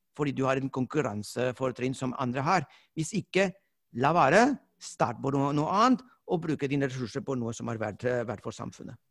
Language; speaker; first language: Norwegian; non-native, fluent; Spanish